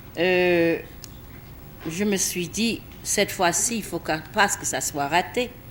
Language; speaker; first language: French; non-native, fluent; English